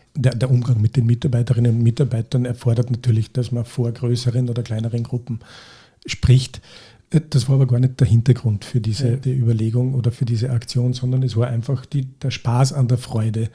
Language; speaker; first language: German; native; German